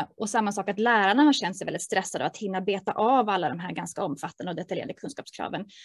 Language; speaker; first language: Swedish; native; Swedish